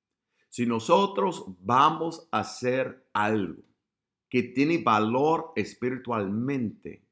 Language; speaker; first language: Spanish; non-native, fluent; English